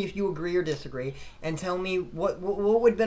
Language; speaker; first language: English; native; English